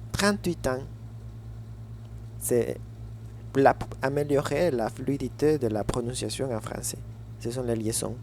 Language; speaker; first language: French; non-native, fluent; Spanish